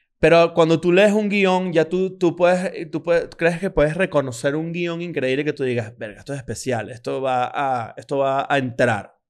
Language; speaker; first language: Spanish; native; Spanish